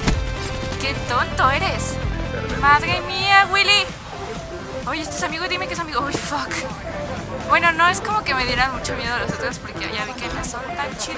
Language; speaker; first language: Spanish; native; Spanish